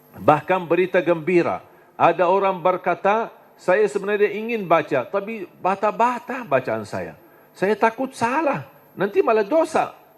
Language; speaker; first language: Indonesian; non-native, fluent; Arabic